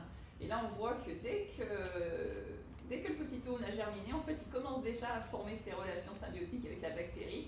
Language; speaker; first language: French; native; French